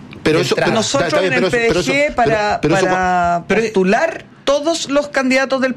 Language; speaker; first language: Spanish; native; Spanish